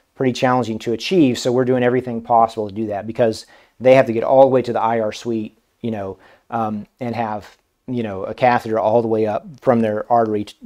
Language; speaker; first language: English; native; English